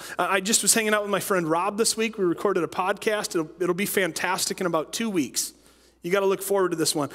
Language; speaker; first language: English; native; English